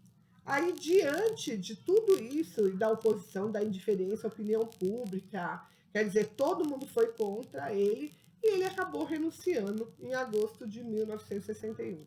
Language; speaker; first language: Portuguese; native; Portuguese